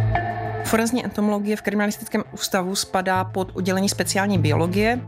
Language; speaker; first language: Czech; native; Czech